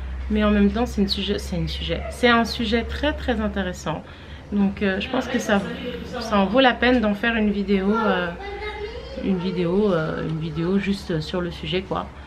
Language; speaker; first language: French; native; French